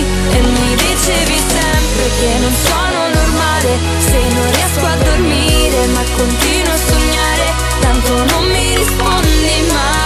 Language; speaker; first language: Italian; native; Italian